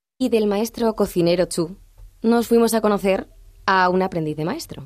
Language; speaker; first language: Spanish; native; Spanish